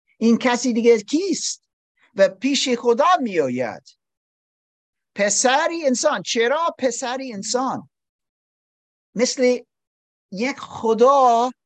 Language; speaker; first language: Persian; non-native, learner; English